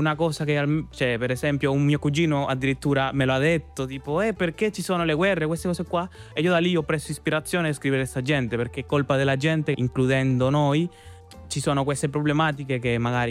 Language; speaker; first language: Italian; non-native, fluent; Spanish